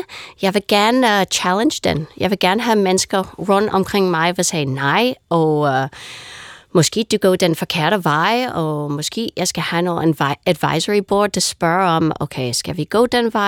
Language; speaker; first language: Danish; non-native, fluent; English